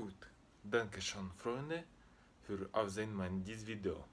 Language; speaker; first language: German; non-native, learner; Russian